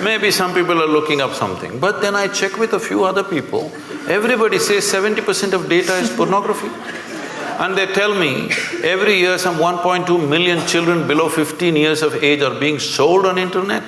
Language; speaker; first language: English; non-native, local second language; Kannada